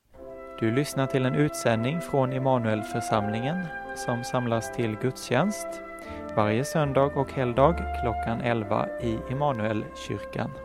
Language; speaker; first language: Swedish; native; Swedish